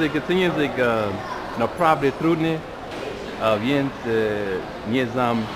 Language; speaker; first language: Polish; non-native, learner; English